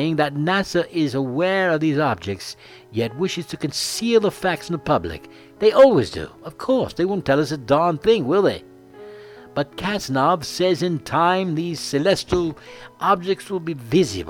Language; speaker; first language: English; native; English